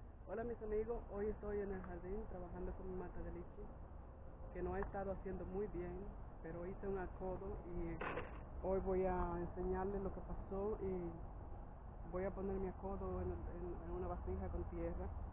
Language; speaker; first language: Spanish; native; Spanish